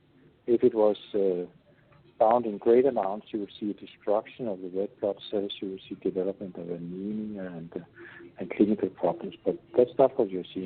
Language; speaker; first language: English; non-native, fluent; Danish